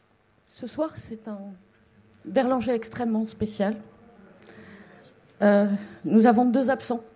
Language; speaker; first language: French; native; French